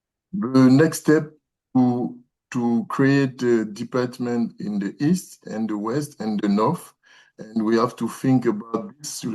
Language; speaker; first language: English; non-native, learner; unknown